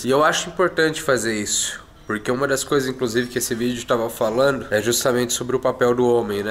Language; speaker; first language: Portuguese; native; Portuguese